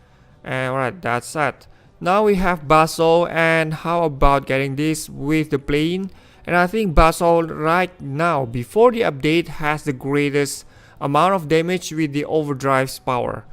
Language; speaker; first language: English; non-native, fluent; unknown